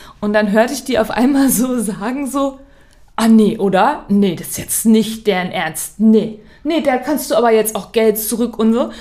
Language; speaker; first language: German; native; German